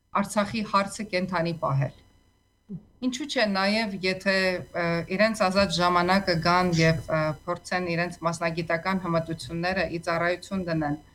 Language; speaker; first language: Armenian; native; Armenian